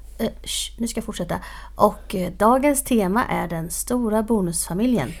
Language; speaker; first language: Swedish; native; Swedish